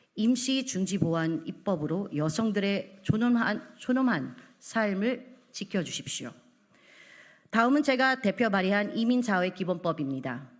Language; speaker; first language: Korean; non-native, fluent; Filipino